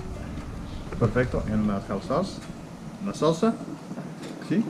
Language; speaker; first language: Spanish; non-native, learner; English